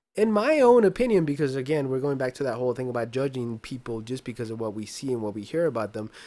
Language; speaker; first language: English; early bilingual, other home language; Spanish